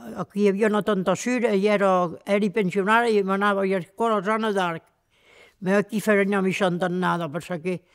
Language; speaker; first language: Occitan; native; Occitan